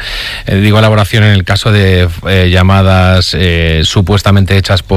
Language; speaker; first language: Spanish; native; Spanish